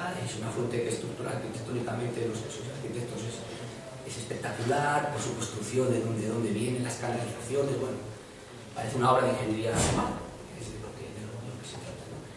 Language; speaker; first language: Spanish; native; Spanish